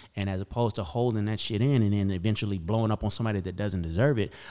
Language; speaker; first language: English; native; English